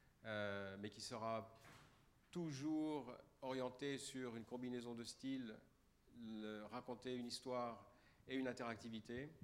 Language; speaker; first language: French; native; French